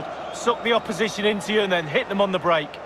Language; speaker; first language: English; native; English